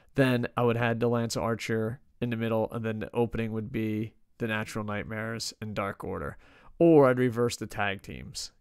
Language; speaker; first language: English; native; English